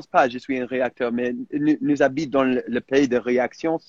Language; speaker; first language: French; non-native, fluent; English